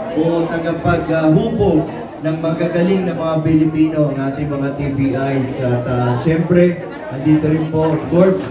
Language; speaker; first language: Filipino; native; Filipino